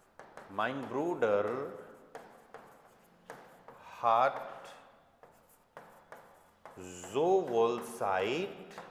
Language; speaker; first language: German; non-native, fluent; Hindi